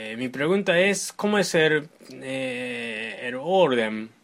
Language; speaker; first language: Spanish; non-native, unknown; Japanese